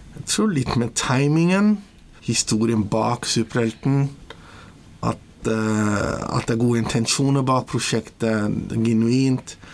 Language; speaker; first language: Norwegian; early bilingual, other home language; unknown